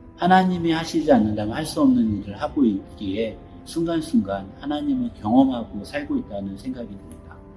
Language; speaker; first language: Korean; native; Korean